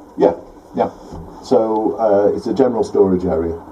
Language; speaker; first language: English; native; English